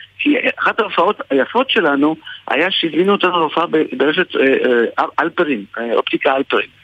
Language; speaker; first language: Hebrew; native; Hebrew